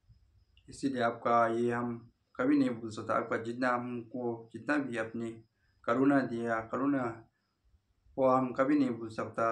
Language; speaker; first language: Hindi; non-native, local second language; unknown